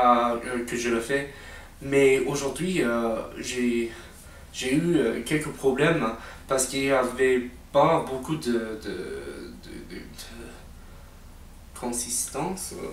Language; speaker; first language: French; non-native, fluent; English